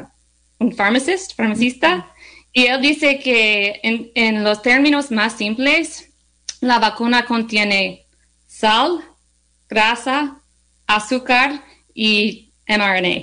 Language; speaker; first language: Spanish; non-native, learner; English